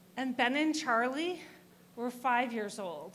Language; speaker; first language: English; native; English